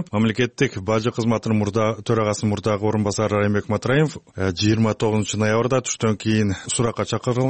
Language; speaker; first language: Kyrgyz; native; Kyrgyz